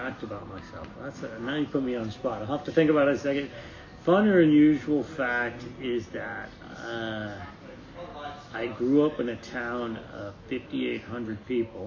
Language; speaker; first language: English; native; English